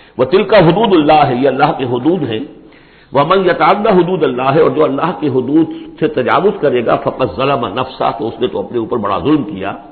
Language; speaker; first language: Urdu; native; Urdu